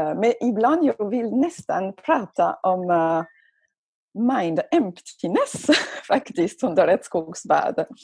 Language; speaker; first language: Swedish; non-native, fluent; French